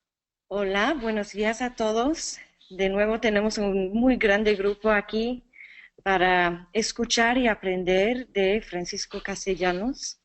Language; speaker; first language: Spanish; non-native, fluent; English